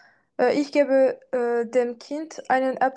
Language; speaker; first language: German; non-native, learner; French